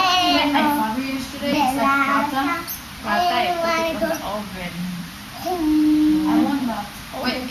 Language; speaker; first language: English; non-native, learner; Hebrew